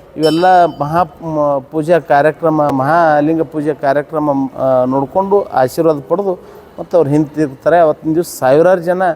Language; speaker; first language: Kannada; native; Kannada